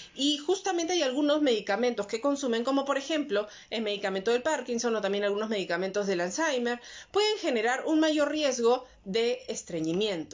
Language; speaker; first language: Spanish; native; Spanish